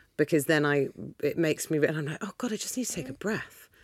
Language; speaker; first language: English; native; English